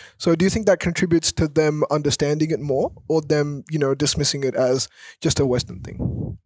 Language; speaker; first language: English; early bilingual, other home language; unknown